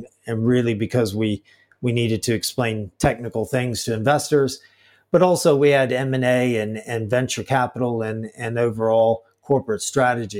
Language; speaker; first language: English; native; English